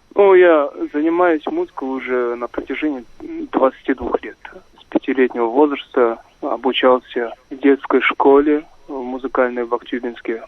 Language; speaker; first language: Russian; non-native, local second language; Kazakh